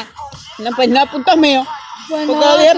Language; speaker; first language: Spanish; native; Spanish